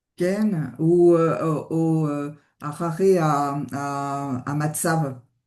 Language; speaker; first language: Hebrew; non-native, learner; French